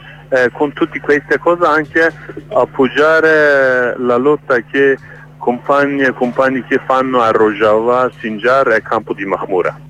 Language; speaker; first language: Italian; non-native, learner; Kurdish